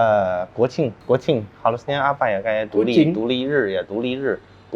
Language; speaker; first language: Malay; non-native, fluent; Chinese